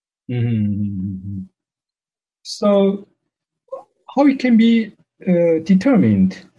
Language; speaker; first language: English; non-native, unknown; Korean